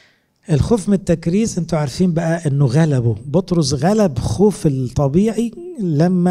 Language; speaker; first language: Arabic; native; Arabic